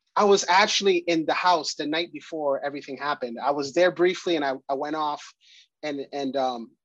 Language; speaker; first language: English; early bilingual, other home language; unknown